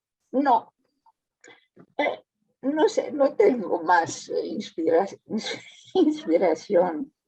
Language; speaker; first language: Spanish; early bilingual, heritage; Spanish